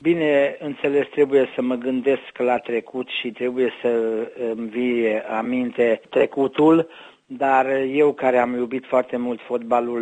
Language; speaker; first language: Romanian; early bilingual, heritage; Romanian